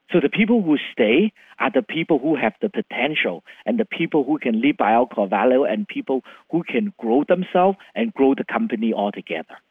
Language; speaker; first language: English; non-native, fluent; Vietnamese